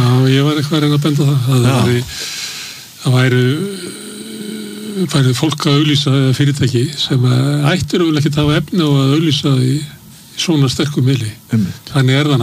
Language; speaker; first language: Icelandic; native; Icelandic